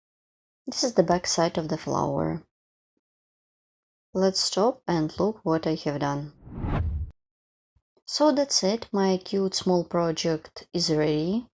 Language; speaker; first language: English; non-native, fluent; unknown